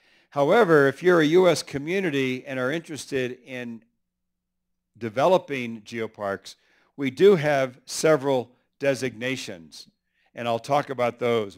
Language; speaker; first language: English; early bilingual, other home language; Spanish